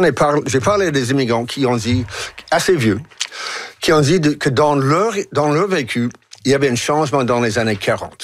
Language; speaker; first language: French; non-native, local second language; English